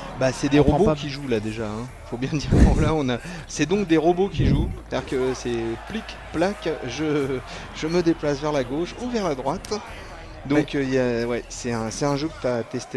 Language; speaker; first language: French; native; French